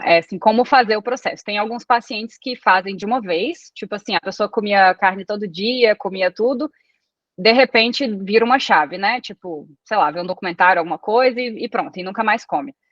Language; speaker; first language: Portuguese; early bilingual, other home language; Italian